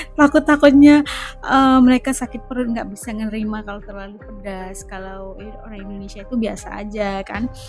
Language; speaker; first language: Indonesian; native; Indonesian